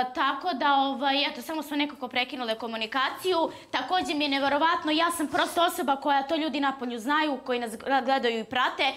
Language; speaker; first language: Serbian; native; Serbian